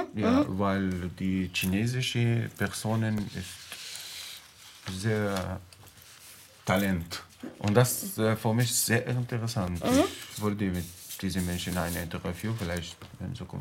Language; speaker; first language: German; non-native, learner; Arabic